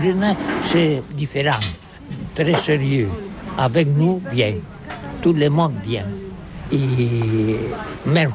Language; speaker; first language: French; non-native, learner; Catalan